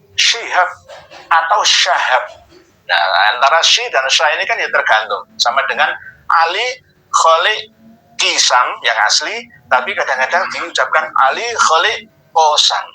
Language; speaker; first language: Indonesian; non-native, local second language; Javanese